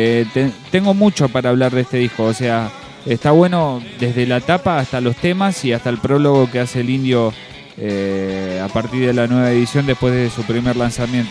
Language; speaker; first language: Spanish; native; Spanish